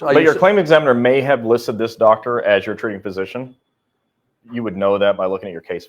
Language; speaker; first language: English; native; English